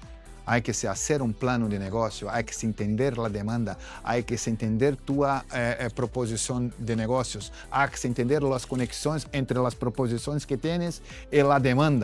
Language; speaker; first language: Spanish; non-native, fluent; Portuguese